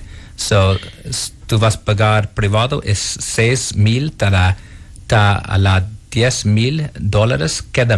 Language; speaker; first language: Spanish; non-native, learner; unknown